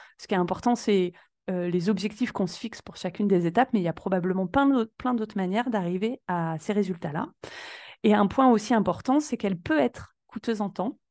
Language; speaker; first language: French; native; French